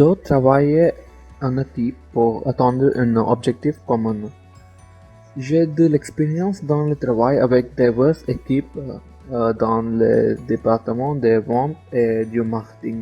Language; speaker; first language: French; non-native, learner; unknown